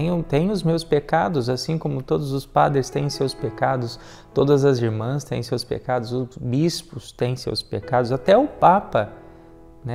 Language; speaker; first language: Portuguese; native; Portuguese